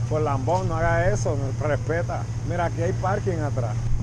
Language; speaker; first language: Spanish; native; Spanish